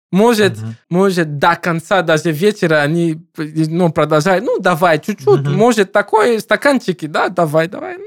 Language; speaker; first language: Russian; non-native, learner; English